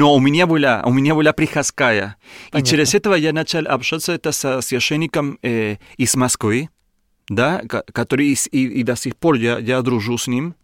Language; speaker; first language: Russian; non-native, learner; Spanish